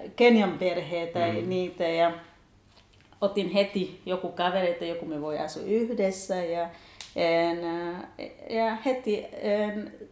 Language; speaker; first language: Finnish; non-native, fluent; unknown